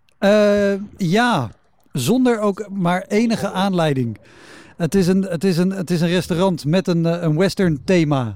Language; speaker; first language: Dutch; native; Dutch